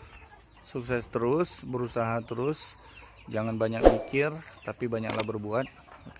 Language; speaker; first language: Indonesian; native; Indonesian